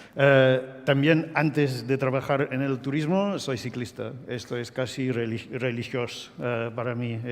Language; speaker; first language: Spanish; non-native, fluent; English